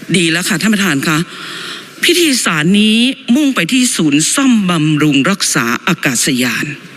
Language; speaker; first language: Thai; native; Thai